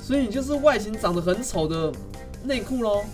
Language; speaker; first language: Chinese; native; Chinese